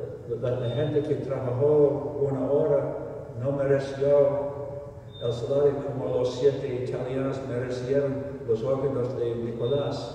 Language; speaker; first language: Spanish; non-native, fluent; English